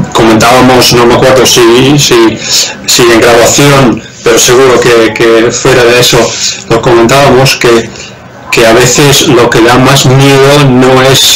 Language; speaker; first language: Spanish; non-native, fluent; Dutch